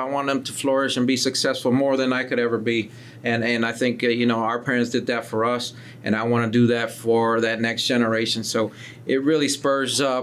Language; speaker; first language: English; early bilingual, other home language; Spanish